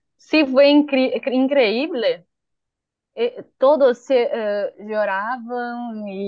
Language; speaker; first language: Spanish; non-native, learner; Portuguese